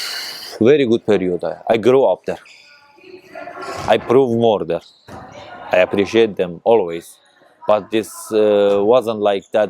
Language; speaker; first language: English; non-native, learner; Persian